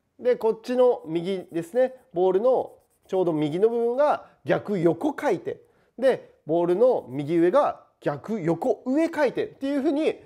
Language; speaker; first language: Japanese; native; Japanese